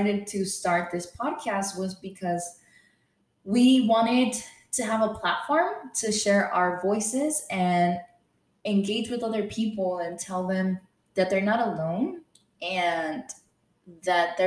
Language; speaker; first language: English; non-native, fluent; Spanish